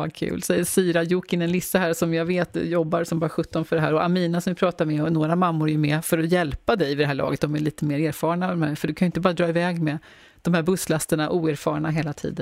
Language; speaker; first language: Swedish; native; Swedish